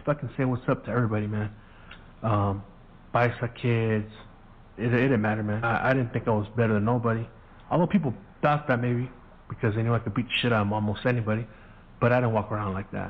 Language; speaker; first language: English; early bilingual, other home language; Spanish